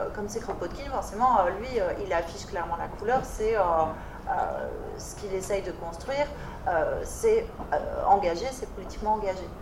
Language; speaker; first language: French; native; French